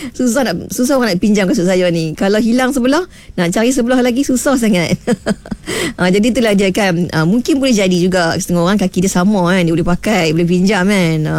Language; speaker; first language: Malay; native; Malay